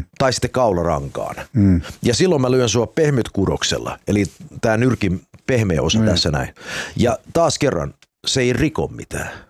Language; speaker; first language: Finnish; early bilingual, heritage; Finnish